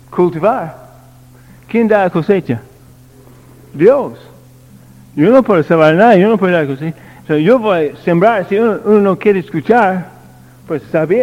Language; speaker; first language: Spanish; non-native, learner; English